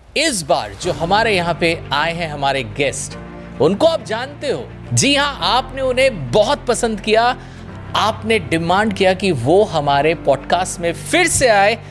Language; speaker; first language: Hindi; non-native, local second language; Bangla